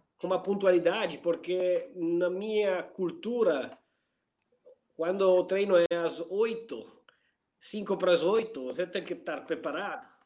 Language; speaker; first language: Portuguese; non-native, fluent; Italian